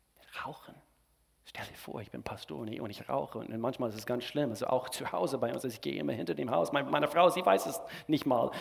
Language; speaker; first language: German; non-native, fluent; English